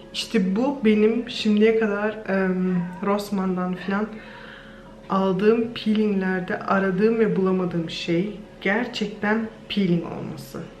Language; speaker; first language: Turkish; early bilingual, heritage; Turkish